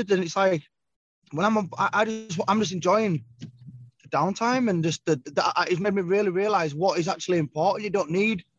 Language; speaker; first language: English; native; English